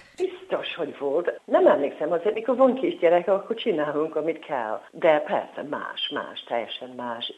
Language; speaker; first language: Hungarian; non-native, fluent; English